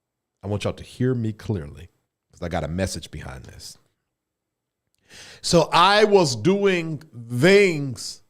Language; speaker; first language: English; native; English